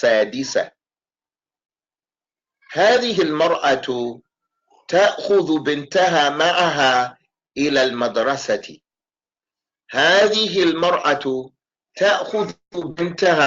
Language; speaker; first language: Arabic; non-native, fluent; English